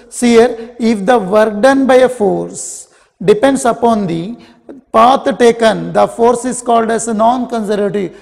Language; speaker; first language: English; non-native, local second language; Kannada